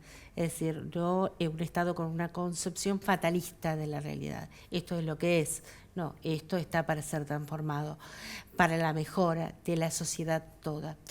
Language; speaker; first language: Spanish; native; Spanish